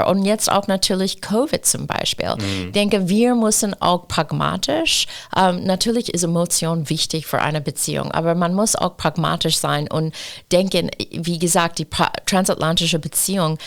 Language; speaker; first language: German; non-native, fluent; English